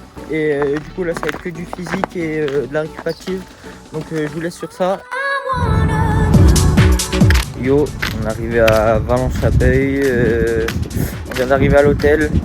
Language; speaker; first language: French; native; French